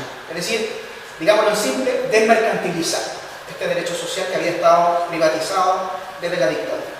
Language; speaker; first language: Spanish; native; Spanish